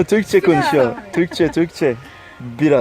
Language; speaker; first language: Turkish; non-native, learner; Arabic